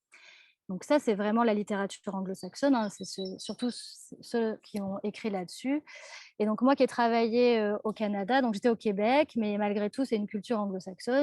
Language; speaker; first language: French; native; French